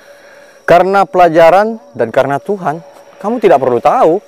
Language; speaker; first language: Indonesian; native; Indonesian